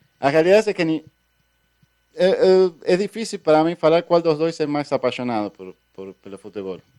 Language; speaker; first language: Portuguese; non-native, fluent; Spanish